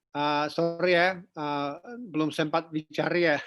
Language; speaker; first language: Indonesian; non-native, fluent; English